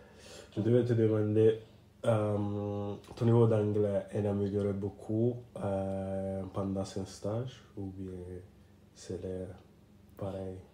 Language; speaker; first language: French; non-native, learner; English